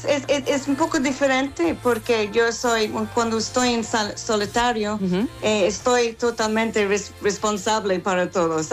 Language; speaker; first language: Spanish; non-native, fluent; English